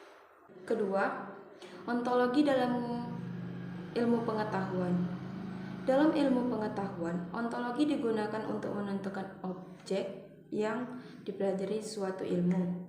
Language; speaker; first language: Indonesian; native; Indonesian